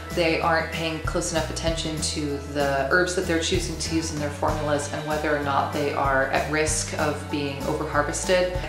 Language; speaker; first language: English; native; English